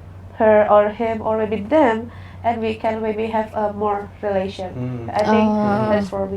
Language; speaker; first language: English; non-native, learner; Indonesian